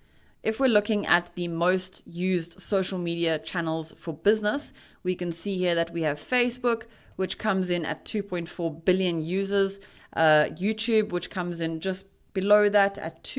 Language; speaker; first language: English; native; English